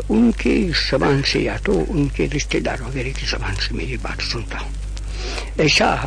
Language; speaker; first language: Hindi; non-native, local second language; Gujarati